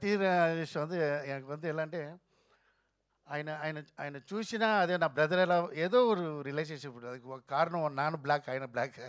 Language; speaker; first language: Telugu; non-native, fluent; Tamil